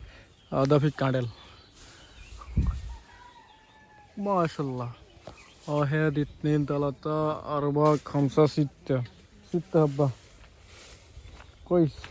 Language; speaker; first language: Arabic; non-native, learner; Bangla